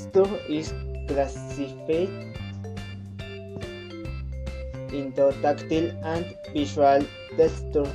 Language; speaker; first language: English; non-native, learner; Spanish